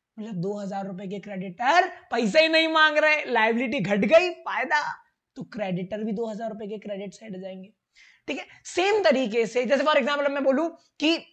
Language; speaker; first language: Hindi; native; Hindi